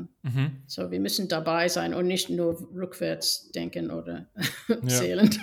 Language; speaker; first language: German; non-native, fluent; English